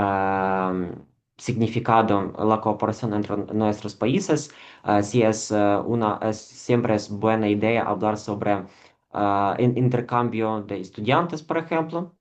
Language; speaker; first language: Spanish; non-native, fluent; Ukrainian